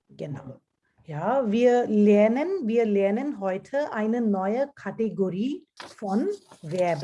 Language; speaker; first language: German; non-native, fluent; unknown